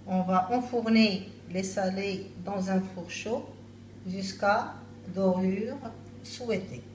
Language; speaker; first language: French; non-native, local second language; Arabic